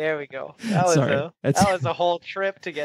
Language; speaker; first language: English; native; English